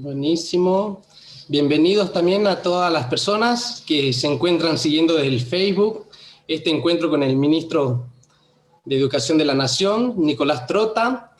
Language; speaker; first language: Spanish; native; Spanish